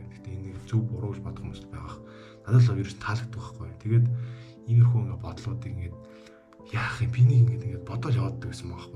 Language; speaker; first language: Mongolian; native; Mongolian